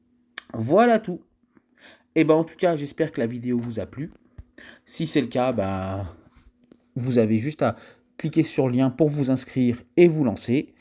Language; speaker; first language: French; native; French